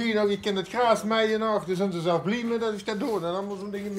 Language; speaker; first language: Dutch; native; Dutch